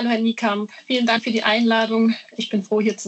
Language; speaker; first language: German; native; German